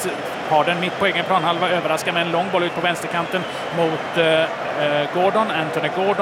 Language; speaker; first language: Swedish; native; Swedish